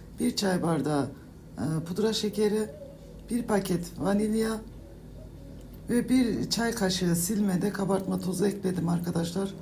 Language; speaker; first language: Turkish; native; Turkish